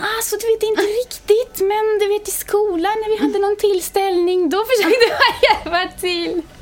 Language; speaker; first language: Swedish; non-native, fluent; Romanian